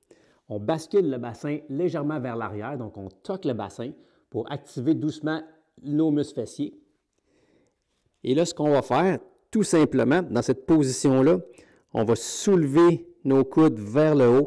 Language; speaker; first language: French; native; French